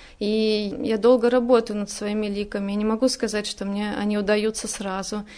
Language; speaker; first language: Russian; native; Russian